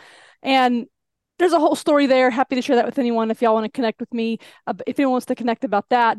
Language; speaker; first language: English; native; English